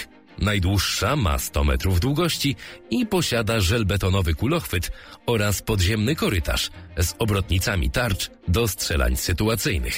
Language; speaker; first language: Polish; native; Polish